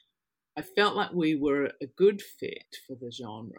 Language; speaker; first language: English; native; English